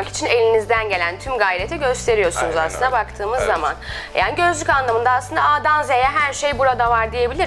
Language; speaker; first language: Turkish; native; Turkish